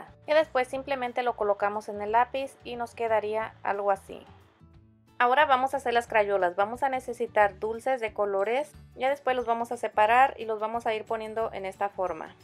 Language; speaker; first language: Spanish; native; Spanish